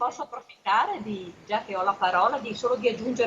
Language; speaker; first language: Italian; native; Italian